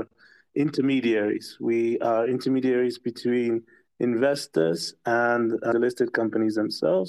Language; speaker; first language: English; non-native, local second language; Ganda